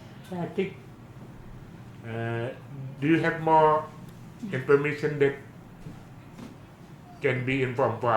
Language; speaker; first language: English; non-native, learner; Indonesian